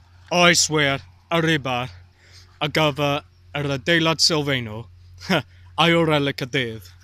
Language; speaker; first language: Welsh; non-native, learner; English